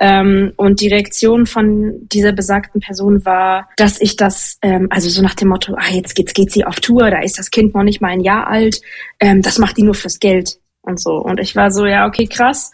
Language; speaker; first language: German; native; German